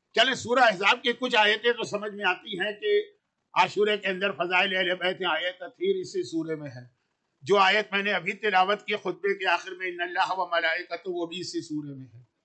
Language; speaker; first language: Urdu; native; Urdu